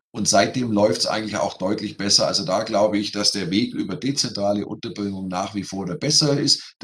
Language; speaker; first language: German; native; German